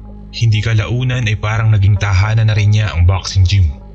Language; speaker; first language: Filipino; native; Filipino